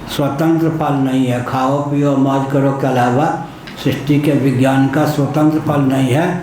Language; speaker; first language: Hindi; non-native, local second language; Maithili